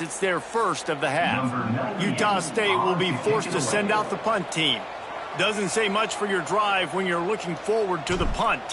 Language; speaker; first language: English; native; English